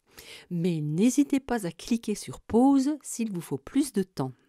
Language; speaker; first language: French; native; French